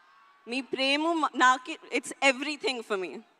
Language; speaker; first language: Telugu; non-native, learner; Hindi